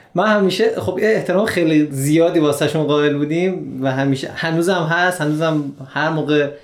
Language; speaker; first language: Persian; native; Persian